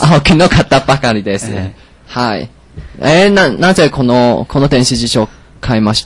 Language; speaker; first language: Japanese; non-native, learner; Chinese